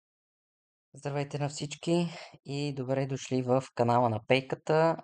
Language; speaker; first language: Bulgarian; native; Bulgarian